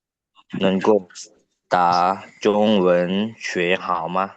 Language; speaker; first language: Chinese; non-native, learner; Lao